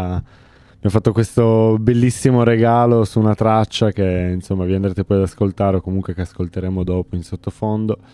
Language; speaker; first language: Italian; native; Italian